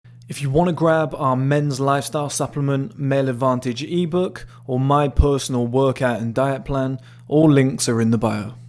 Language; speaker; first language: English; native; English